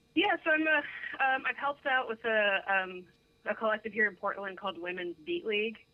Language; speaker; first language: English; native; English